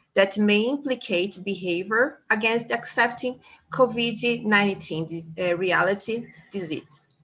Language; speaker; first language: English; non-native, fluent; Portuguese